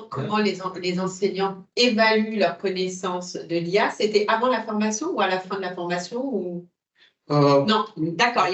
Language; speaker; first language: French; native; French